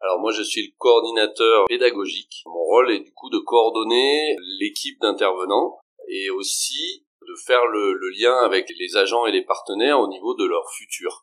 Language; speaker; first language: French; native; French